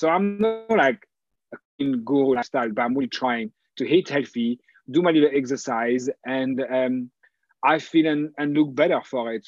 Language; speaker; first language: English; non-native, fluent; French